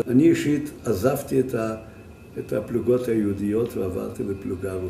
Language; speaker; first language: Hebrew; non-native, fluent; Yiddish